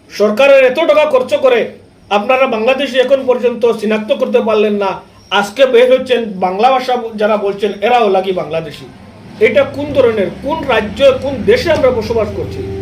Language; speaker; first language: Bangla; native; Bangla